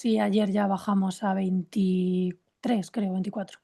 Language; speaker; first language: Spanish; native; Spanish